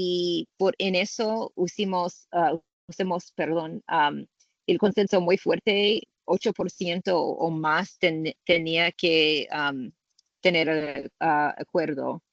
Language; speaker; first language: Spanish; non-native, learner; English